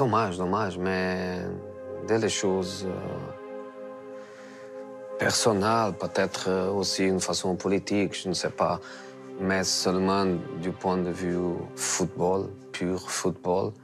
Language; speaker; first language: French; non-native, fluent; Portuguese